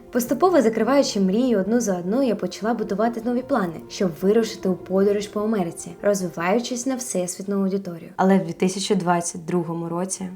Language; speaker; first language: Ukrainian; non-native, local second language; Russian